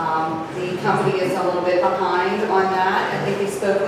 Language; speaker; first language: English; native; English